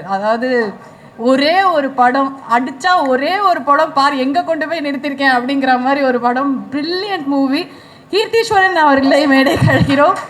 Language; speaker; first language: Tamil; native; Tamil